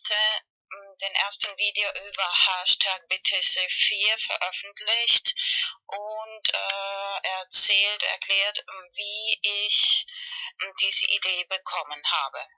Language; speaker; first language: German; non-native, fluent; Spanish